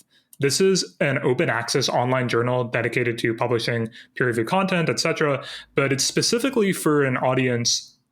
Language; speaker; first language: English; native; English